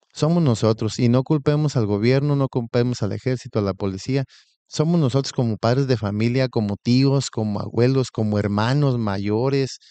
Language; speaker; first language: Spanish; native; Spanish